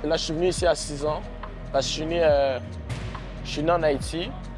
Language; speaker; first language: French; native; French